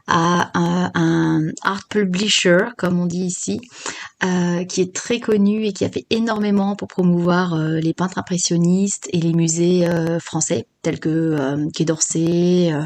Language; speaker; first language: French; native; French